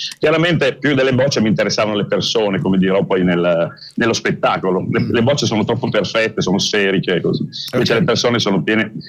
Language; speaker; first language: Italian; native; Italian